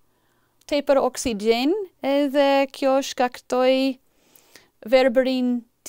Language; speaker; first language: Albanian; non-native, fluent; English